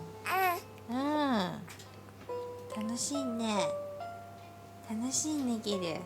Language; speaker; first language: Japanese; native; Japanese